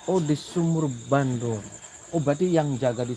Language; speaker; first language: Indonesian; native; Indonesian